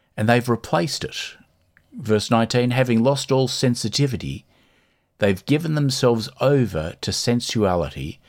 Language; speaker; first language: English; native; English